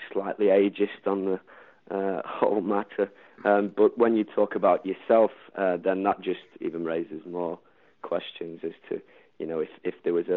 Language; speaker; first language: English; native; English